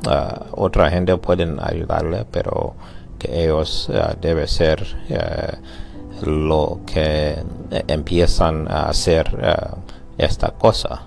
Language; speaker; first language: Spanish; non-native, learner; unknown